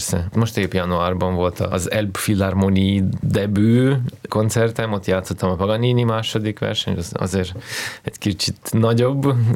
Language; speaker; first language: Hungarian; early bilingual, heritage; Russian